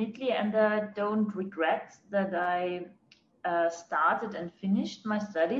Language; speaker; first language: English; non-native, fluent; German